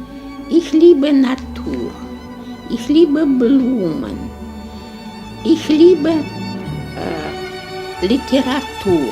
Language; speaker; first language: German; non-native, learner; Ukrainian